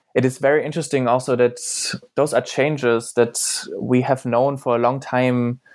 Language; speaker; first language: English; non-native, fluent; German